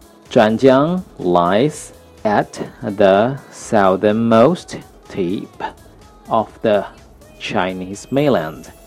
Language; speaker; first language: English; non-native, fluent; Chinese